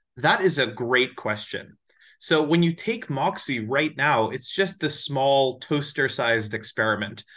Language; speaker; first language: English; native; English